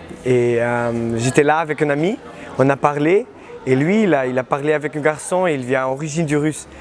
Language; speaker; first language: French; non-native, learner; German